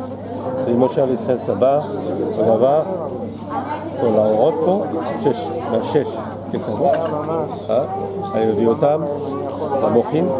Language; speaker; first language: Hebrew; non-native, fluent; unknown